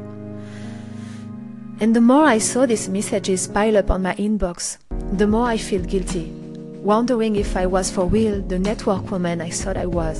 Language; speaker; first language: English; non-native, fluent; French